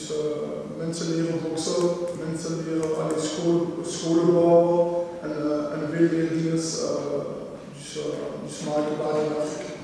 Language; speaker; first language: Dutch; non-native, local second language; French